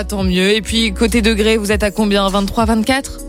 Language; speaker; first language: French; native; French